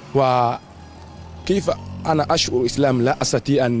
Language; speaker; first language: Arabic; non-native, fluent; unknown